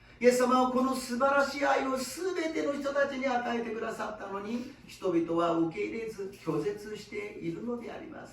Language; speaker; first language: Japanese; non-native, fluent; Korean